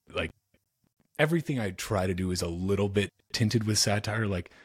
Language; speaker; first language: English; native; English